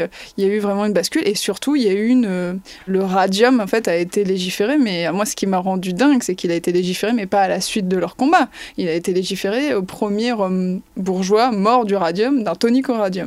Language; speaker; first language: French; native; French